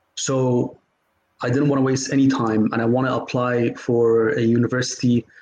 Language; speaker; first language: English; non-native, fluent; Arabic